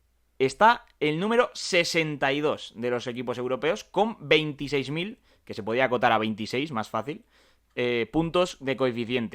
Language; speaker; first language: Spanish; native; Spanish